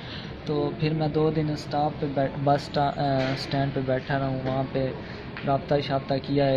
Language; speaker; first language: Urdu; non-native, local second language; Punjabi